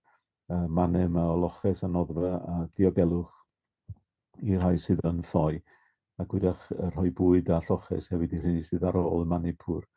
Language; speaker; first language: Welsh; native; Welsh